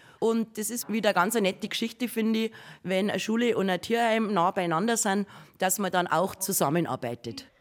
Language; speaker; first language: German; native; German